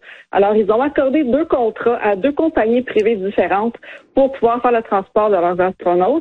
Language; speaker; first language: French; native; French